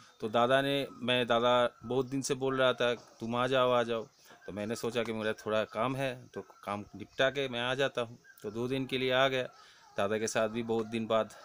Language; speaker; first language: Hindi; non-native, local second language; Bangla